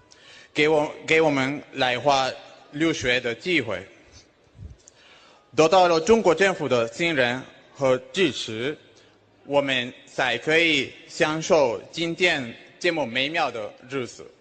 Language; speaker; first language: Chinese; non-native, fluent; Spanish